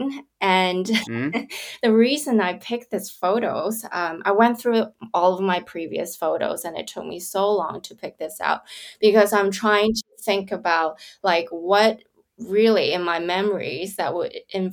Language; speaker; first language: English; non-native, local second language; Cantonese